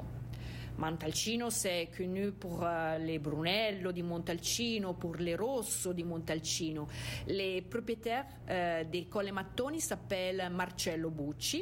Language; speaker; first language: French; non-native, fluent; Italian